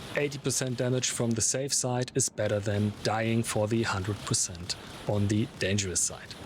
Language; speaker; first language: English; non-native, fluent; German